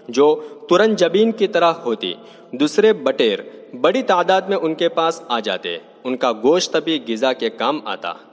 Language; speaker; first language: Urdu; native; Urdu